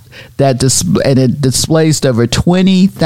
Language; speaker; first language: English; native; English